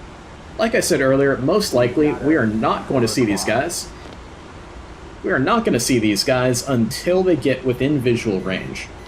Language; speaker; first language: English; native; English